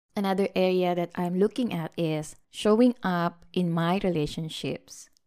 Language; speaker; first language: English; non-native, local second language; Filipino